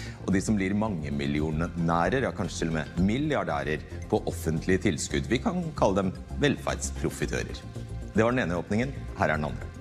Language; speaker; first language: Norwegian; native; Norwegian